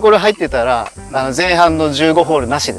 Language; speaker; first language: Japanese; native; Japanese